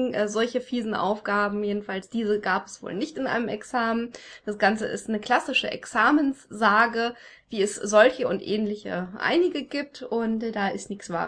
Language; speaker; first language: German; native; German